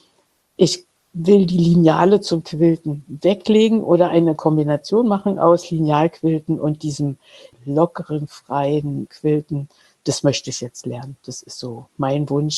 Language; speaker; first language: German; native; German